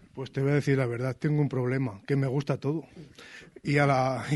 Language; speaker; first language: Spanish; native; Spanish